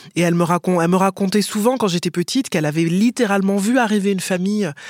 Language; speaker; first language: French; native; French